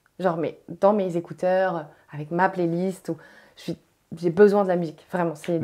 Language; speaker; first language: French; native; French